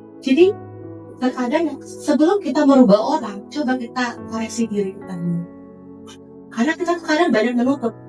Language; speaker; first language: Indonesian; native; Indonesian